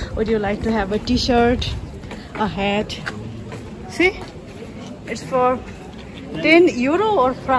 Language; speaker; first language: English; non-native, local second language; Bangla